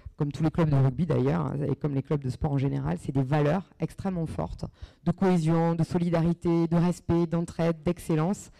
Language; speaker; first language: French; native; French